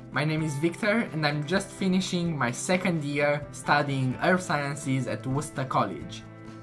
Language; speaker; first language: English; non-native, fluent; Romanian